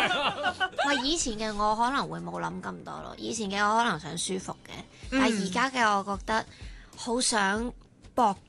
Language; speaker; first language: Cantonese; native; Cantonese